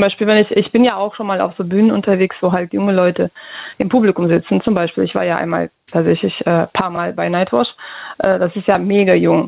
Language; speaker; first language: German; early bilingual, other home language; Russian